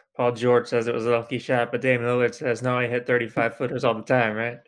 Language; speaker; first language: English; native; English